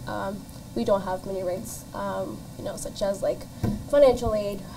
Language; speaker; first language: English; native; English